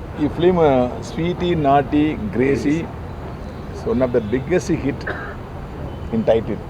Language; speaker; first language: Telugu; non-native, learner; Tamil